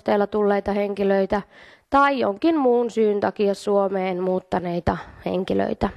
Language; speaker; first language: Finnish; native; Finnish